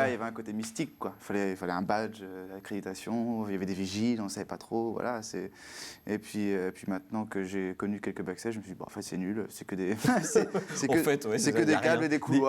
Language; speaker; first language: French; native; French